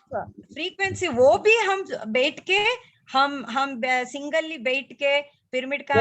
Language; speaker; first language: Hindi; non-native, local second language; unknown